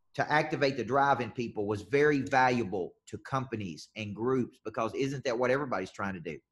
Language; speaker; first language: English; native; English